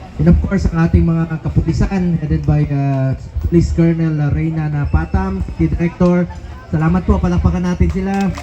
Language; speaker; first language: Filipino; non-native, local second language; Cebuano